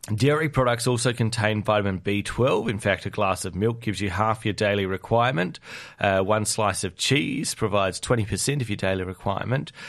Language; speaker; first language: English; native; English